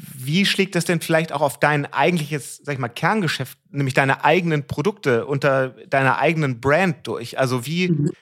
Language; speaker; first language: German; native; German